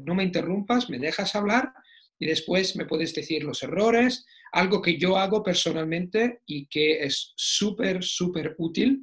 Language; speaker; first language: Spanish; non-native, fluent; Italian